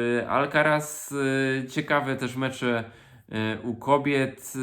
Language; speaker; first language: Polish; native; Polish